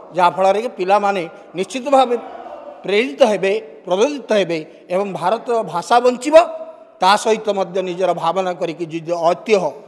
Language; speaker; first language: Odia; native; Odia